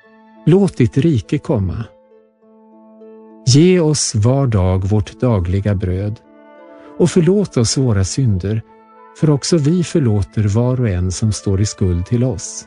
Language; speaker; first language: Swedish; native; Swedish